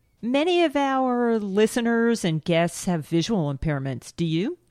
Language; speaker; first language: English; native; English